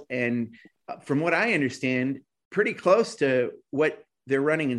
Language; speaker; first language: English; native; English